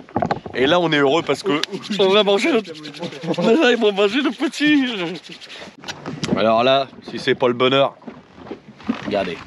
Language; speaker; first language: French; native; French